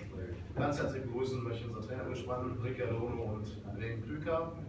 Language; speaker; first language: German; native; German